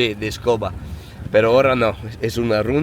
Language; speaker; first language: Spanish; non-native, learner; English